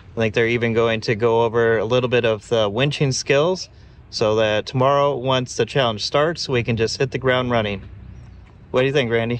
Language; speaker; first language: English; native; English